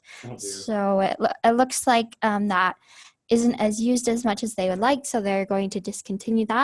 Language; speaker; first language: English; native; English